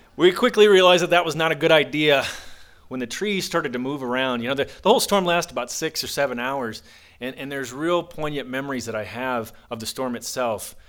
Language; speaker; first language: English; native; English